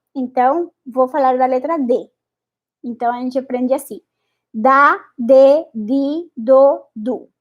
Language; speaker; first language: Portuguese; non-native, fluent; Spanish